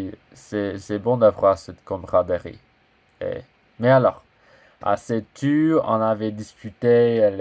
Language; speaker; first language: French; non-native, learner; English